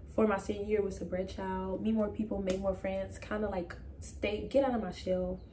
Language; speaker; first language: English; native; English